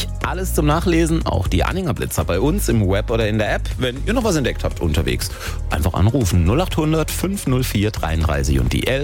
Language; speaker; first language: German; native; German